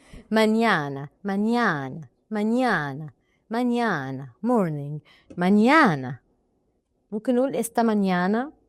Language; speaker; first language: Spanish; non-native, learner; Arabic